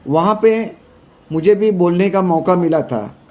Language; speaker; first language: Hindi; non-native, local second language; Marathi